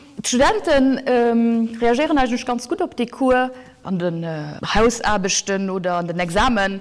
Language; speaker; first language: Luxembourgish; native; Luxembourgish